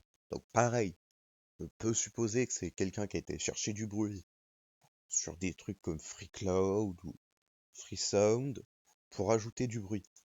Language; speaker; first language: French; native; French